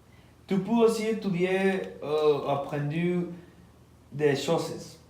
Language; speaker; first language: French; non-native, learner; Spanish